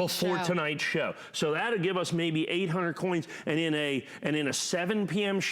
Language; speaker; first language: English; native; English